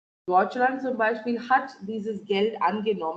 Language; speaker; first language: German; non-native, fluent; Marathi